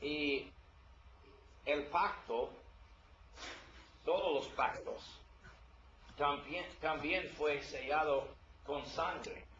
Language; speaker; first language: Spanish; non-native, learner; English